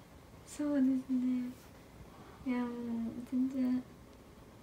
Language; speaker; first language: Japanese; early bilingual, other home language; Portuguese